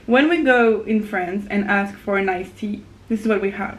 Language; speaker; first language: English; non-native, fluent; French